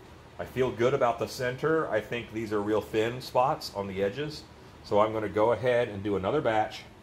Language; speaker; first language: English; native; English